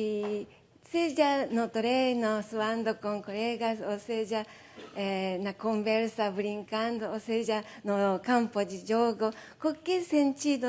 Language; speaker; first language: Portuguese; non-native, fluent; Japanese